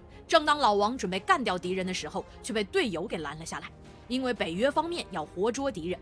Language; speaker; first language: Chinese; native; Chinese